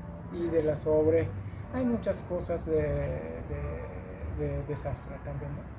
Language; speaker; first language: Spanish; non-native, learner; Japanese